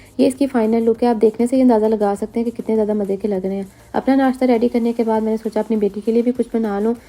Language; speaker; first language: Urdu; native; Urdu